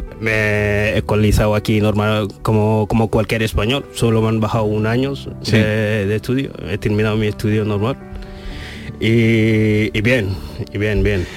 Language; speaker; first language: Spanish; early bilingual, other home language; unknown